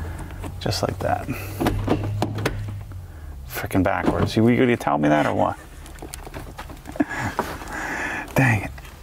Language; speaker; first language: English; native; English